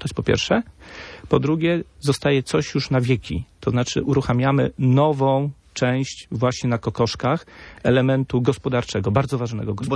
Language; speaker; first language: Polish; native; Polish